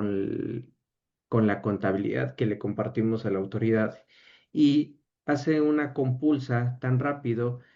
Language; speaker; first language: Spanish; native; Spanish